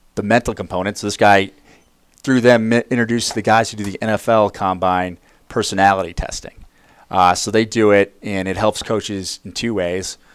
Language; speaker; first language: English; native; English